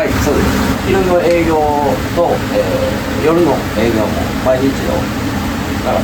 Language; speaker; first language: Japanese; native; Japanese